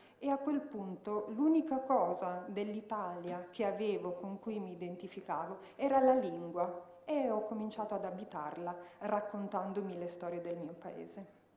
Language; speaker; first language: Italian; early bilingual, heritage; Italian